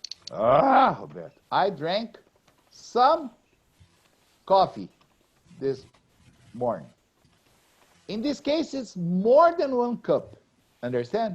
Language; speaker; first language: English; non-native, fluent; Portuguese